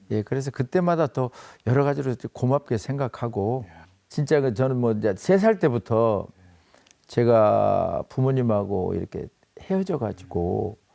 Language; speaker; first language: Korean; native; Korean